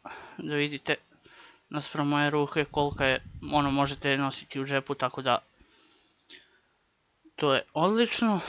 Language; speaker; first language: Croatian; native; Croatian